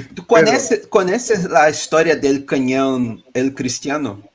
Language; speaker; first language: Spanish; non-native, learner; Portuguese